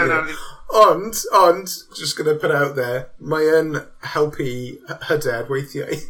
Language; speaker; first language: Welsh; non-native, local second language; English